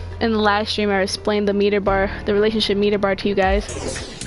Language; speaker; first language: English; early bilingual, other home language; Spanish